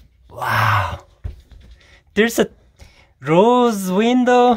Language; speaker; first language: English; non-native, learner; Korean